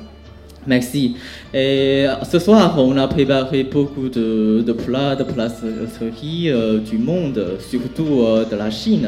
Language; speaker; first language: French; non-native, learner; Chinese